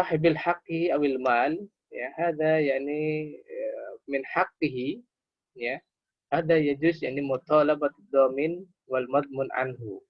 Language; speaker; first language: Arabic; non-native, fluent; Indonesian